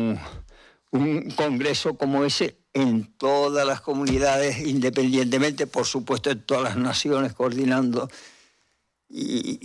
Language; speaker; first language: Spanish; native; Spanish